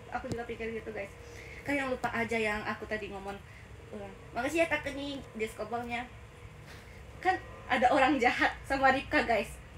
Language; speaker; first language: Indonesian; non-native, learner; Japanese